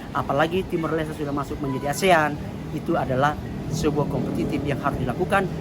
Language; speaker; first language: Indonesian; non-native, local second language; Tetum